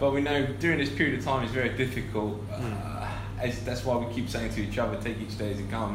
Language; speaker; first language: English; early bilingual, other home language; Portuguese